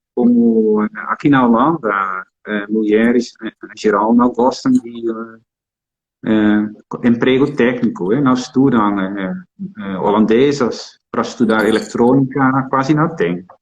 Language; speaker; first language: Portuguese; non-native, fluent; Dutch